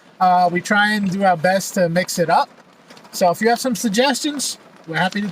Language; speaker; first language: English; native; English